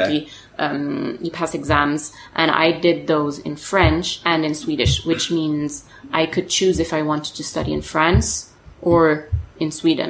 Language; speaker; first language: English; non-native, fluent; French